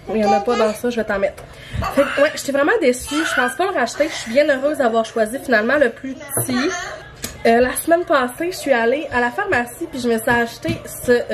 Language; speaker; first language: French; native; French